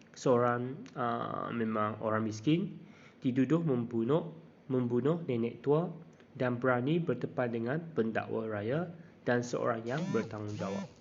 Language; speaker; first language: Malay; non-native, local second language; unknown